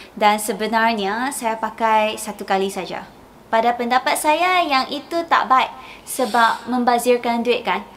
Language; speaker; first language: Malay; native; Malay